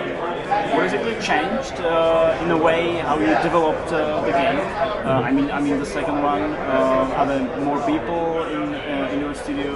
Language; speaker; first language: English; non-native, fluent; Czech